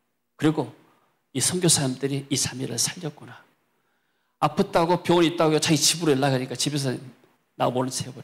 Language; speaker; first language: Korean; native; Korean